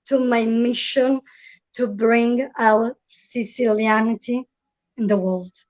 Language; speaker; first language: English; non-native, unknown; Italian